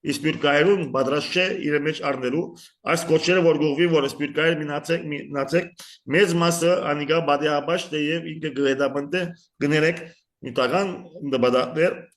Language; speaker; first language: Armenian; early bilingual, heritage; Armenian